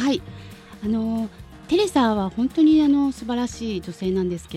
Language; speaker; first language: Japanese; native; Japanese